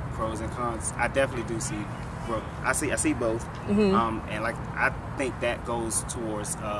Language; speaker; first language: English; native; English